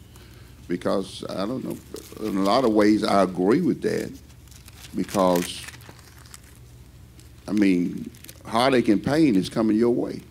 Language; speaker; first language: English; native; English